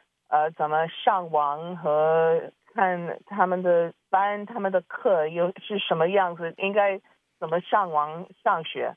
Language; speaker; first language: Chinese; early bilingual, heritage; Chinese